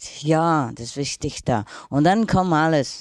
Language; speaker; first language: German; non-native, learner; Vietnamese